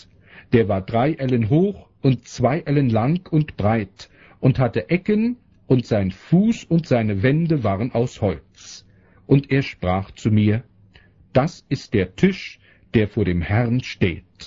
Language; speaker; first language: German; native; German